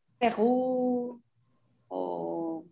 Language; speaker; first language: French; non-native, learner; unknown